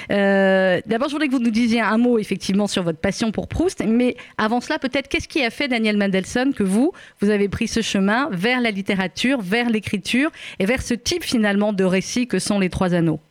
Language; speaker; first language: French; native; French